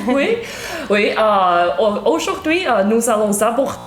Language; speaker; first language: French; non-native, learner; Chinese